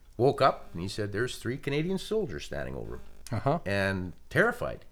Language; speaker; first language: English; native; English